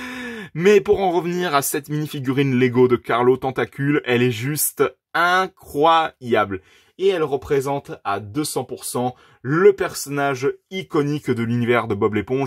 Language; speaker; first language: French; native; French